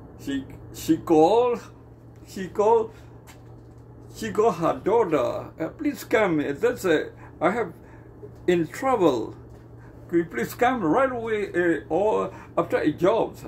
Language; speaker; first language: English; non-native, learner; Burmese